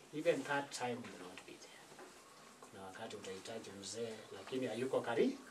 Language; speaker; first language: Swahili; non-native, local second language; Kalenjin